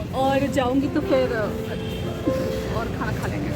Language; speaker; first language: Hindi; non-native, local second language; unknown